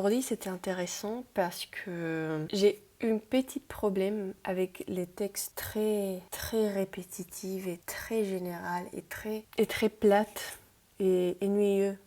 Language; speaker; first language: French; non-native, fluent; Spanish